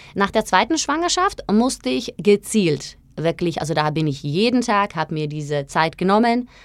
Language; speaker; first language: German; non-native, fluent; Slovak